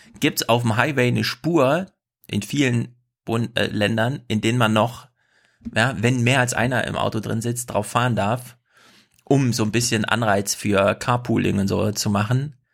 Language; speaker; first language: German; native; German